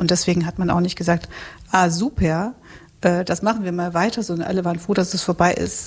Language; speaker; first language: German; native; German